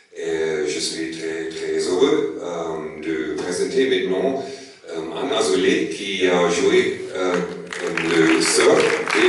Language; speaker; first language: French; non-native, learner; German